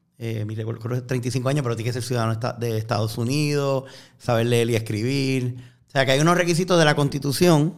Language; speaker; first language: Spanish; native; Spanish